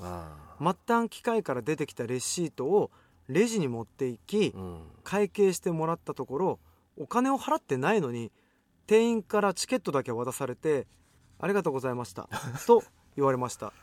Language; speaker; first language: Japanese; native; Japanese